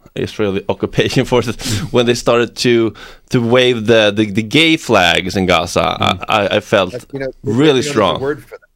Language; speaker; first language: English; non-native, fluent; Swedish